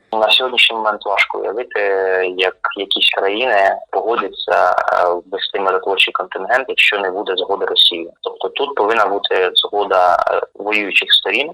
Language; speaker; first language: Ukrainian; native; Ukrainian